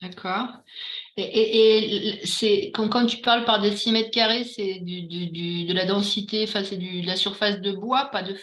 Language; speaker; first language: French; native; French